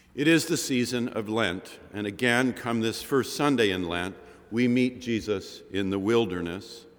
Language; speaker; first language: English; native; English